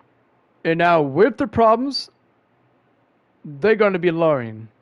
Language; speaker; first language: English; native; English